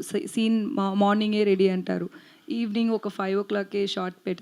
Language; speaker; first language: Telugu; non-native, learner; Tamil